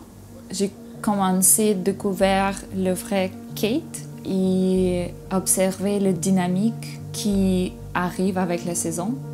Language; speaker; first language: French; non-native, learner; Russian